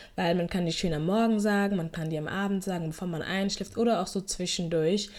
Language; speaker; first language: German; native; German